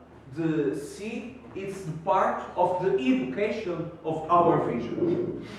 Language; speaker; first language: English; non-native, learner; Portuguese